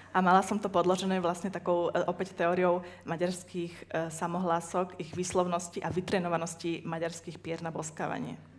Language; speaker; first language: Slovak; native; Slovak